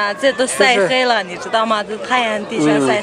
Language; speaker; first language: Chinese; non-native, local second language; Mongolian